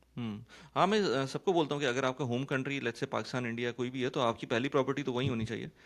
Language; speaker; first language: Urdu; native; Urdu